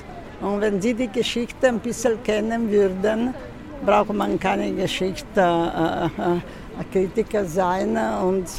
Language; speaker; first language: German; non-native, fluent; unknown